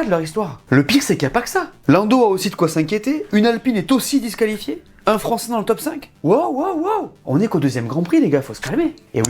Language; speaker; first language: French; native; French